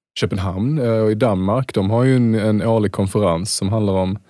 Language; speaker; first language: Swedish; native; Swedish